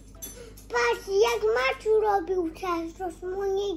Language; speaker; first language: Polish; early bilingual, heritage; Polish